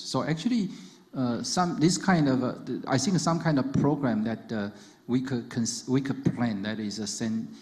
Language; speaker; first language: English; non-native, fluent; Chinese